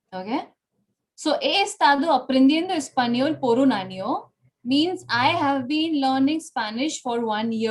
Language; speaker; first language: Spanish; non-native, fluent; Bangla